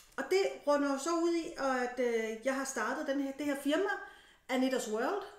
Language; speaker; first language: Danish; native; Danish